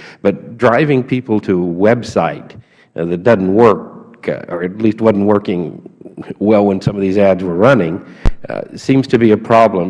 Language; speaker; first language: English; native; English